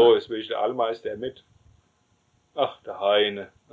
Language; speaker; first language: German; native; German